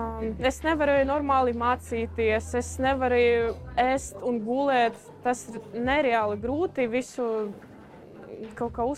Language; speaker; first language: Latvian; early bilingual, other home language; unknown